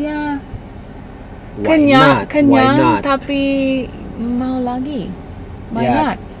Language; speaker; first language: Indonesian; non-native, learner; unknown